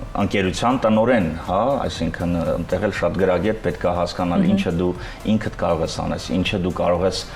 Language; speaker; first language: Armenian; early bilingual, heritage; Armenian